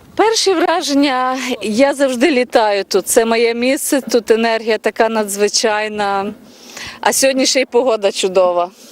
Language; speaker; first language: Ukrainian; native; Ukrainian